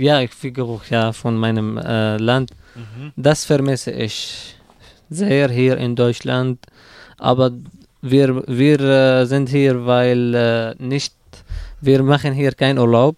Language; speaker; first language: German; non-native, learner; Arabic